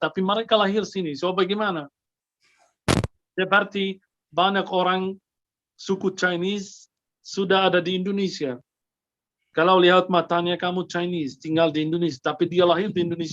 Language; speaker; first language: Indonesian; non-native, fluent; Arabic